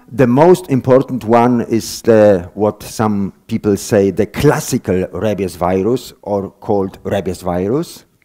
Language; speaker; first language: English; non-native, fluent; Polish